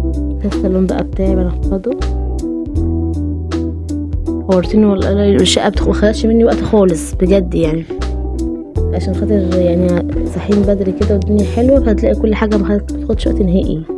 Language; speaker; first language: Arabic; native; Arabic